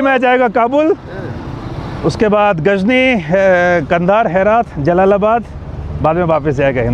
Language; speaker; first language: Hindi; native; Hindi